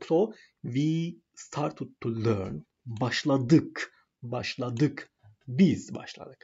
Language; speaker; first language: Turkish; non-native, fluent; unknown